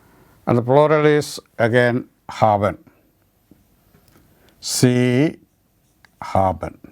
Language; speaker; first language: German; non-native, learner; Malayalam